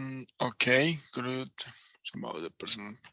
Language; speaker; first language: English; non-native, learner; Spanish